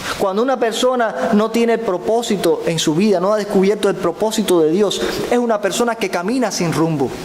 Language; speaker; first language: Spanish; native; Spanish